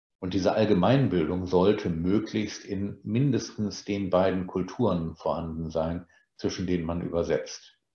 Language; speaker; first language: German; native; German